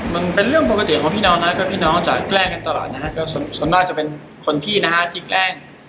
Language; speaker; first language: Thai; early bilingual, other home language; French